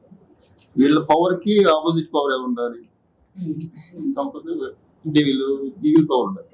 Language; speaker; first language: Telugu; native; Telugu